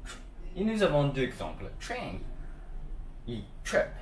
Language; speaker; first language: French; non-native, learner; Chinese